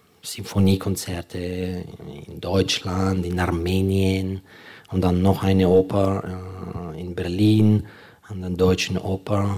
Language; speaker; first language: German; non-native, fluent; Ukrainian